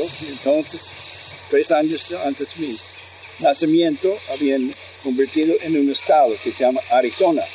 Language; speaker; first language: Spanish; non-native, fluent; English